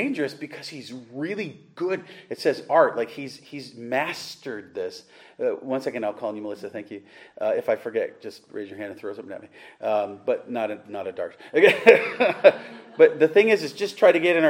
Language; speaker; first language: English; native; English